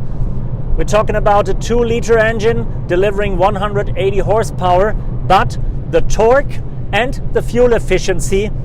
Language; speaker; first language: English; non-native, fluent; German